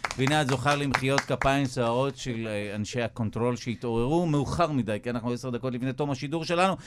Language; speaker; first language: Hebrew; native; Hebrew